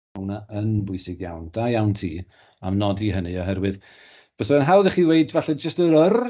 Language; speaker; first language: Welsh; native; Welsh